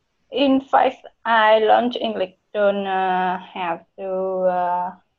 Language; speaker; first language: English; non-native, learner; Vietnamese